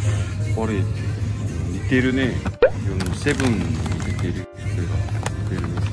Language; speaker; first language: Japanese; non-native, learner; Korean